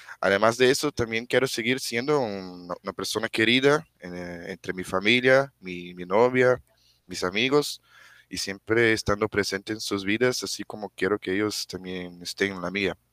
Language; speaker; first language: Spanish; non-native, fluent; Portuguese